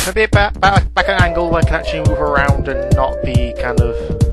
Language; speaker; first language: English; native; English